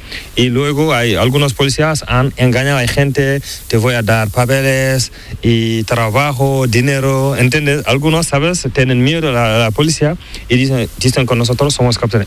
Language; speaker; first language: Spanish; non-native, learner; Fula